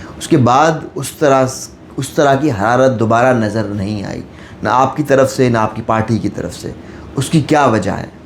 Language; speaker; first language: Urdu; non-native, local second language; Baluchi